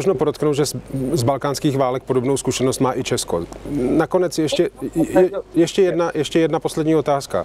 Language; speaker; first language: Czech; native; Czech